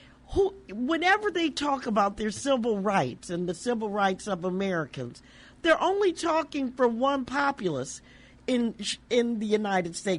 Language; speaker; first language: English; native; English